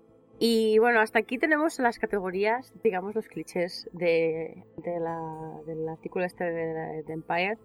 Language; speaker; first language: Spanish; native; Spanish